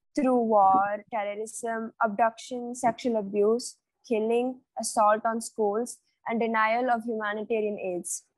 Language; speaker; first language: English; non-native, local second language; Tamil